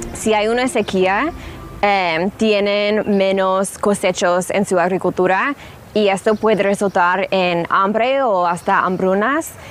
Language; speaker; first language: Spanish; early bilingual, heritage; Spanish